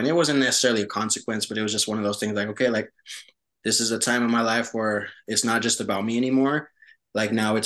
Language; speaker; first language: English; early bilingual, other home language; Spanish